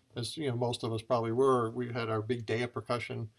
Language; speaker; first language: English; native; English